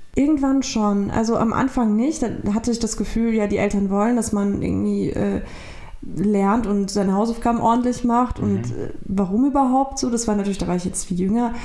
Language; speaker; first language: German; early bilingual, other home language; Turkish